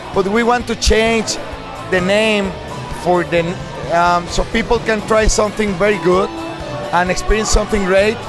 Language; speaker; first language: English; non-native, fluent; Spanish